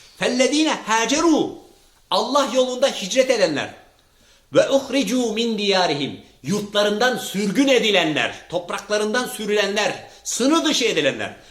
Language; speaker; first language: Turkish; early bilingual, heritage; Turkish